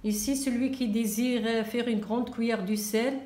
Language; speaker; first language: French; non-native, local second language; Arabic